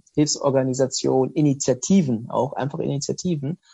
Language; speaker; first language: German; native; German